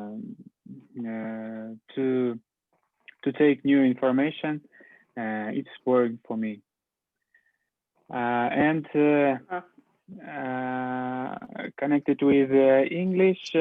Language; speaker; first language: English; non-native, learner; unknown